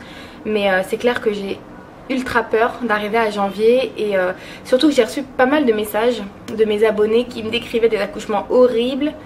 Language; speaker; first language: French; early bilingual, other home language; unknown